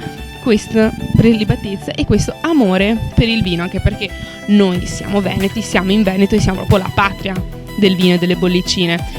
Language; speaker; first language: Italian; native; Italian